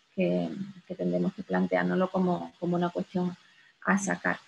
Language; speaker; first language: Spanish; native; Spanish